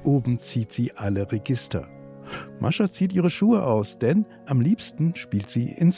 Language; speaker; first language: German; native; German